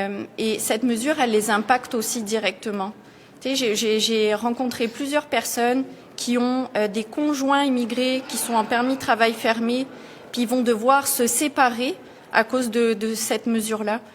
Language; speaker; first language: French; native; French